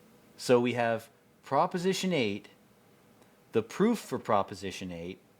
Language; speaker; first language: English; native; English